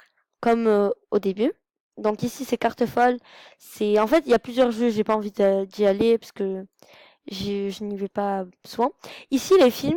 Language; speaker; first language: French; native; French